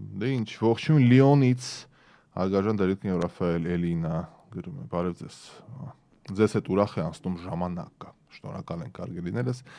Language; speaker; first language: Armenian; native; Armenian